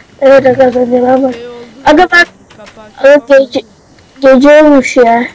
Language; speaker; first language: Turkish; native; Turkish